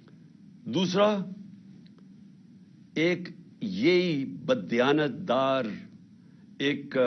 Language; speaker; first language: Urdu; native; Urdu